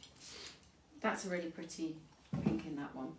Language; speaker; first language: English; native; English